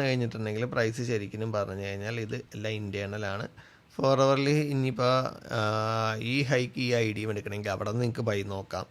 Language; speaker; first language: Malayalam; native; Malayalam